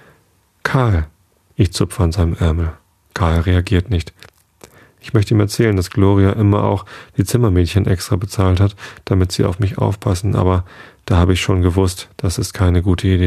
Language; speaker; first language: German; native; German